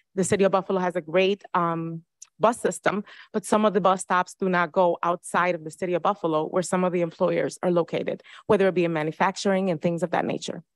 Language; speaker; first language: English; early bilingual, other home language; Spanish